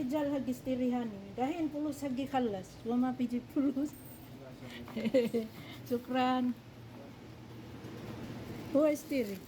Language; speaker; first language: Arabic; non-native, learner; Filipino